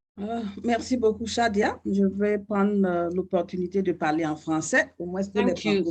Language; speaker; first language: French; non-native, fluent; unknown